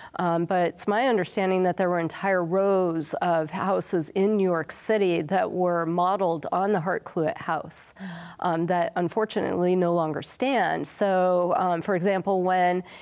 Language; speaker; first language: English; native; English